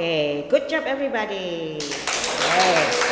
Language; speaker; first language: English; non-native, fluent; Indonesian